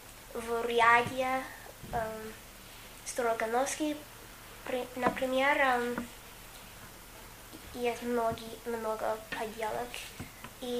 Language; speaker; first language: Russian; non-native, fluent; English